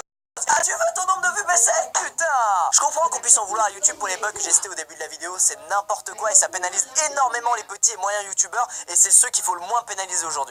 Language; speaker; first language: French; native; French